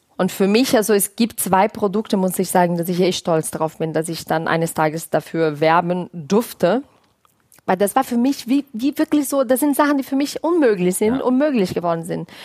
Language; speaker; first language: German; non-native, fluent; Portuguese